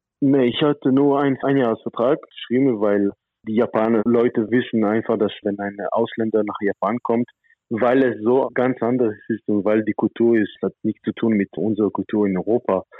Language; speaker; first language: German; non-native, fluent; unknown